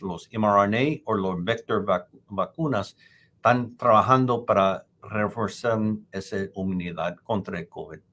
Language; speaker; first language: Spanish; non-native, fluent; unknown